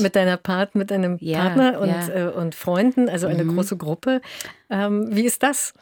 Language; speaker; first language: German; native; German